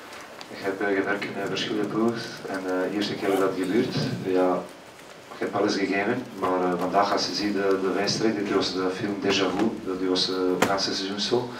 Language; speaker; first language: Dutch; non-native, fluent; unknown